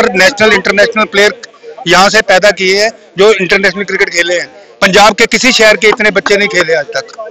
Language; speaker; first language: Hindi; non-native, local second language; Punjabi